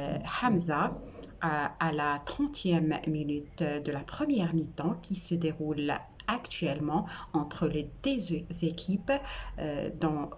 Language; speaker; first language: French; non-native, local second language; Arabic